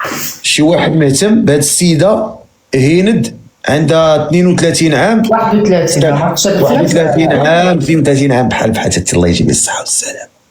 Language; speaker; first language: Arabic; native; Arabic